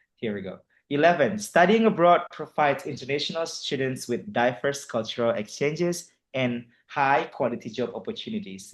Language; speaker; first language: English; non-native, fluent; Indonesian